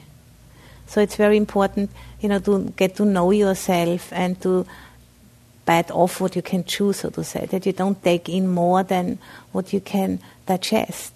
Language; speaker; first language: English; non-native, fluent; German